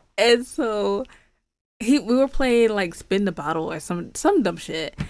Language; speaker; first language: English; native; English